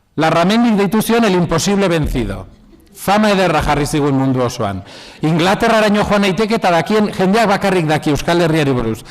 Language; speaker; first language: Basque; non-native, local second language; Spanish